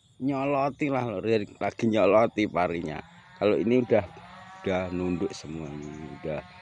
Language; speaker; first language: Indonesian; non-native, local second language; Javanese